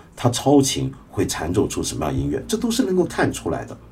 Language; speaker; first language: Chinese; native; Chinese